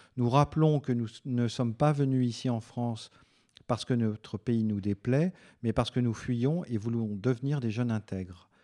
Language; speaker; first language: French; native; French